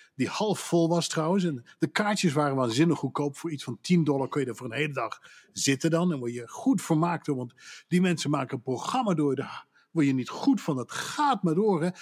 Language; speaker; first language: Dutch; native; Dutch